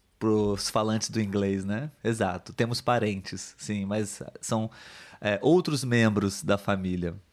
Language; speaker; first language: Portuguese; native; Portuguese